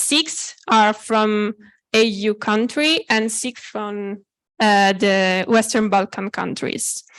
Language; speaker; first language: English; non-native, fluent; Italian